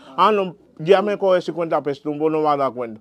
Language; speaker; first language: Spanish; non-native, learner; Haitian Creole